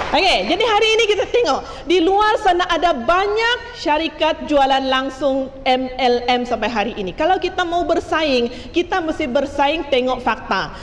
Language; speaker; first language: Malay; non-native, local second language; Chinese